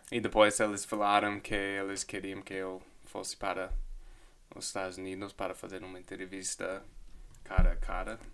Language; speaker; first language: Portuguese; non-native, fluent; English